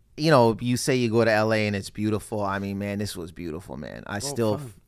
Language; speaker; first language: English; native; English